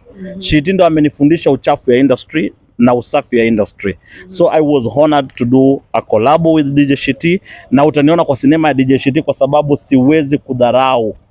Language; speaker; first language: Swahili; native; Swahili